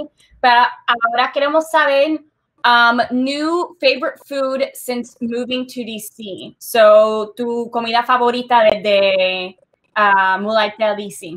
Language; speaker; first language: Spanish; early bilingual, heritage; Spanish